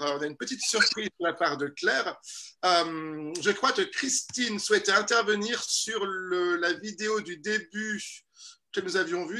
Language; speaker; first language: French; native; French